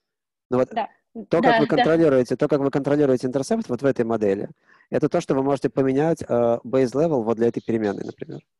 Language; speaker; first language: Russian; native; Russian